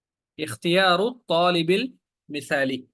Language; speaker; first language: Arabic; non-native, fluent; Urdu